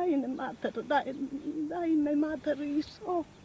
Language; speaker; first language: German; non-native, learner; Polish